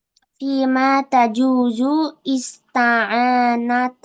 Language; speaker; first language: Arabic; non-native, learner; Indonesian